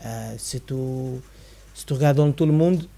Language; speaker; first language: French; non-native, fluent; Spanish